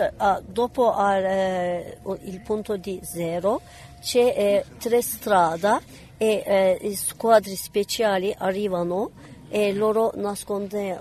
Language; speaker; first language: Italian; non-native, learner; Kurdish